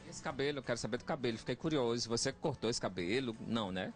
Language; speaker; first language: Portuguese; native; Portuguese